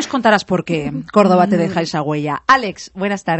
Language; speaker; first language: Spanish; native; Spanish